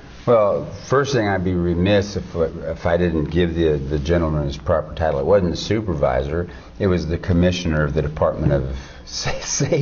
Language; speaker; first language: English; native; English